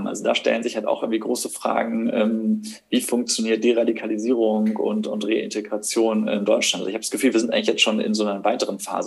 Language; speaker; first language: German; native; German